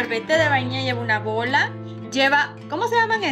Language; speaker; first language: Spanish; native; Spanish